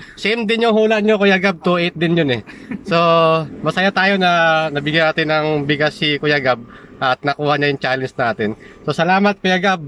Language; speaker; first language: Filipino; native; Filipino